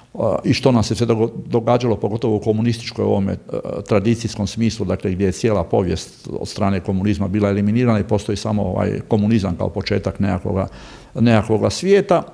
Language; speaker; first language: Croatian; native; Croatian